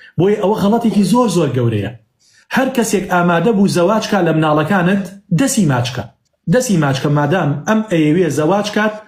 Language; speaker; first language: Central Kurdish; native; Central Kurdish